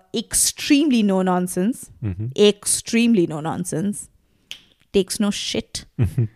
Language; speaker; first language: English; non-native, local second language; Bangla